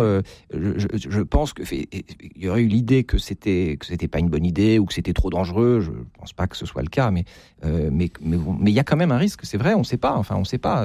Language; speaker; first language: French; native; French